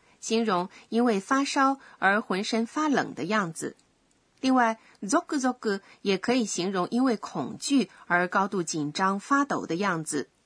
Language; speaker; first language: Chinese; native; Chinese